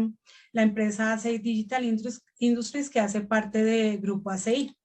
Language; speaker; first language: Spanish; native; Spanish